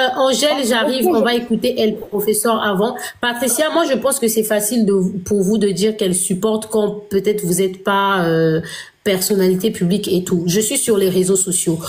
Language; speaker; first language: French; non-native, local second language; Lingala